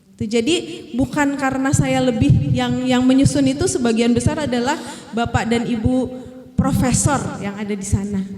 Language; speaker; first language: Indonesian; native; Indonesian